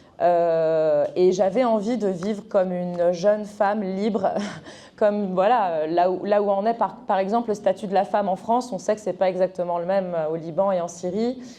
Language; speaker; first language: French; early bilingual, other home language; Arabic